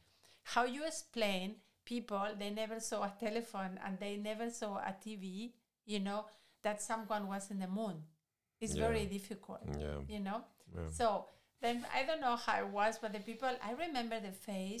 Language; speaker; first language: English; non-native, fluent; Spanish